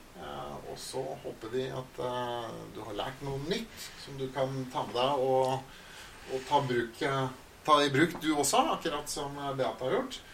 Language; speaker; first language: Norwegian; native; Norwegian